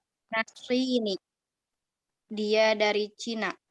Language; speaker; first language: Indonesian; native; Indonesian